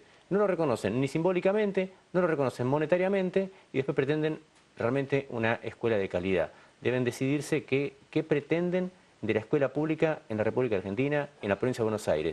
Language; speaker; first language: Spanish; native; Spanish